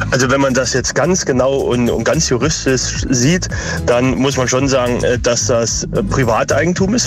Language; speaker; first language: German; native; German